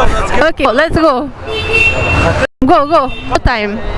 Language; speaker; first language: English; non-native, learner; Arabic